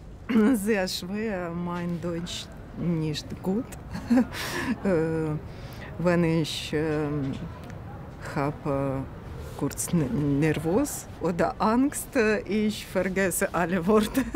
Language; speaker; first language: German; non-native, learner; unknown